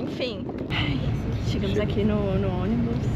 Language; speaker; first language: Portuguese; native; Portuguese